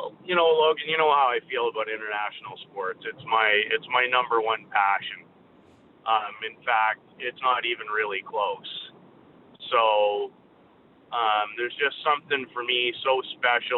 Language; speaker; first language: English; native; English